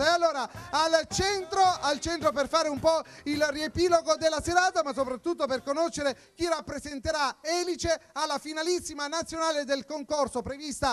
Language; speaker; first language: Italian; native; Italian